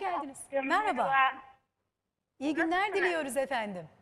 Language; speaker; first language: Turkish; native; Turkish